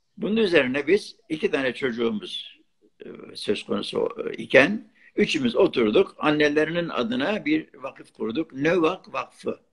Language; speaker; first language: Turkish; non-native, local second language; Arabic